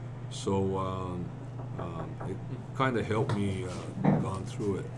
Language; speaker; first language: English; non-native, fluent; Japanese